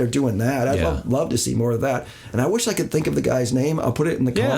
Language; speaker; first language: English; native; English